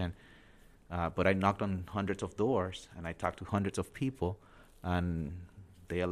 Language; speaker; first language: English; non-native, fluent; Spanish